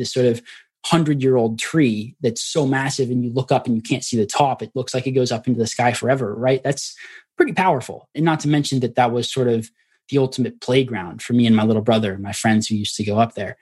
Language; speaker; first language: English; native; English